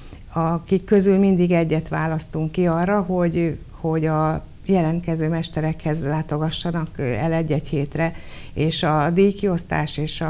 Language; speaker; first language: Hungarian; native; Hungarian